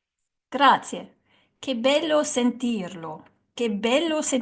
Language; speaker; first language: Italian; non-native, learner; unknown